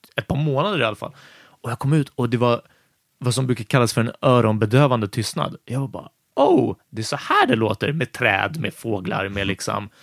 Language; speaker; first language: Swedish; native; Swedish